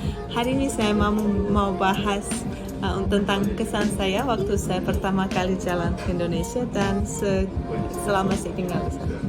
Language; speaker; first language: Indonesian; non-native, fluent; Russian